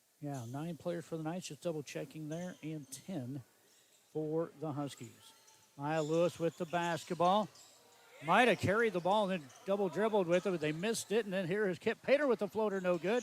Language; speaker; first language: English; native; English